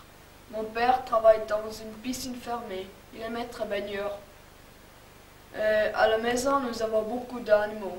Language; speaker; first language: French; non-native, learner; German